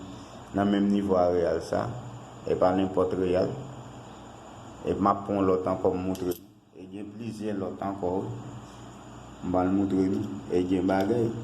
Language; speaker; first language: French; non-native, learner; Haitian Creole